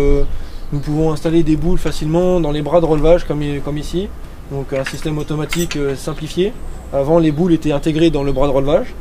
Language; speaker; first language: French; native; French